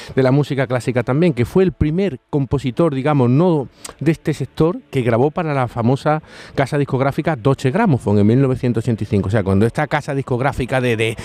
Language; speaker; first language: Spanish; native; Spanish